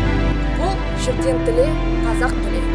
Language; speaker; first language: Kazakh; non-native, local second language; Russian